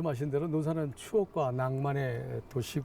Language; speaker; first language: Korean; native; Korean